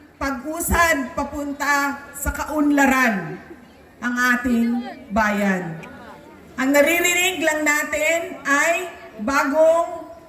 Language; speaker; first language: Filipino; non-native, local second language; Cebuano